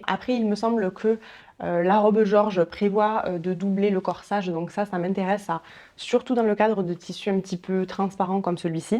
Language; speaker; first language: French; native; French